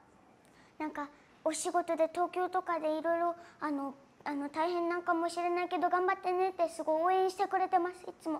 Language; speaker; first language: Japanese; native; Japanese